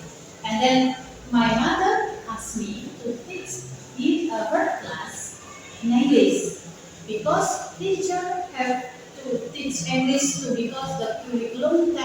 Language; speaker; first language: English; non-native, learner; Indonesian